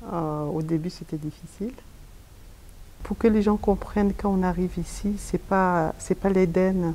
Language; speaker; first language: French; non-native, local second language; Kinyarwanda